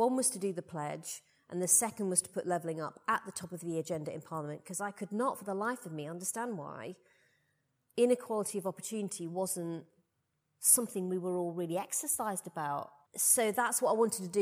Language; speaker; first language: English; native; English